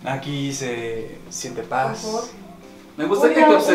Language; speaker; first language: Spanish; native; Spanish